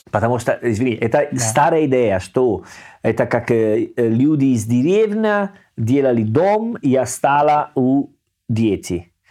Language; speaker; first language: Russian; non-native, learner; Italian